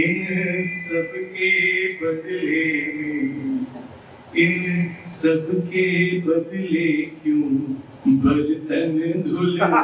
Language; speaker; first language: Hindi; native; Hindi